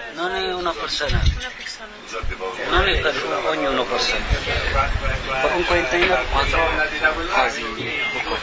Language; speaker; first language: Italian; non-native, learner; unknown